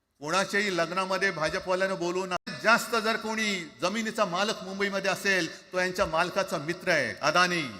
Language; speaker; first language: Marathi; native; Marathi